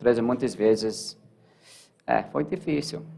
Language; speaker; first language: Portuguese; non-native, learner; English